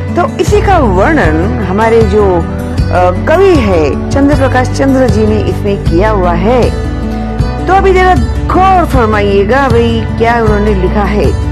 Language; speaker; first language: Hindi; non-native, local second language; Marathi